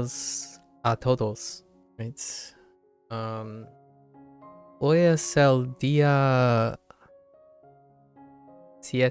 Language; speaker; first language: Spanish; non-native, learner; English